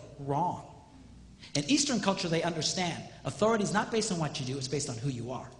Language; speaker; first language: English; native; English